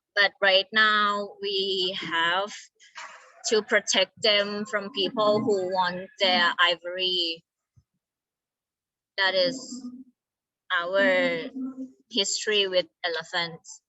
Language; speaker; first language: English; non-native, learner; Thai